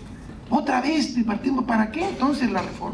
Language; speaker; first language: Spanish; native; Spanish